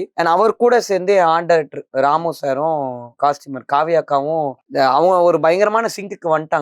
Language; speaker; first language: Tamil; native; Tamil